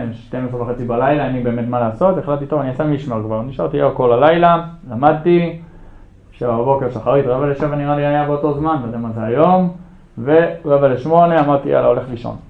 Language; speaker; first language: Hebrew; early bilingual, other home language; English